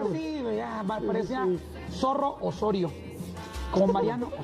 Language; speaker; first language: Spanish; native; Spanish